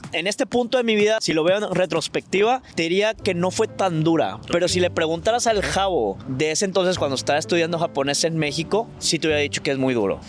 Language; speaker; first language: Spanish; native; Spanish